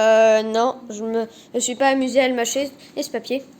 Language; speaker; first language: French; native; French